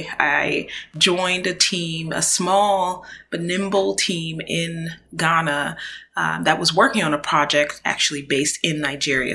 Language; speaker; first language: English; early bilingual, other home language; Akan